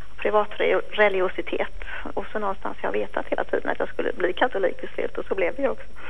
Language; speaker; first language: Swedish; native; Swedish